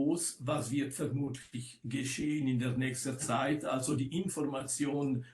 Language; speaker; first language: German; non-native, local second language; Italian